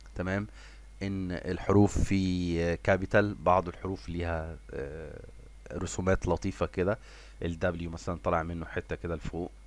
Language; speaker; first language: Arabic; native; Arabic